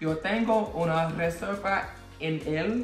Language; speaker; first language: Spanish; non-native, learner; English